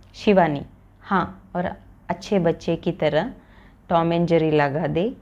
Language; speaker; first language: Hindi; non-native, local second language; Malayalam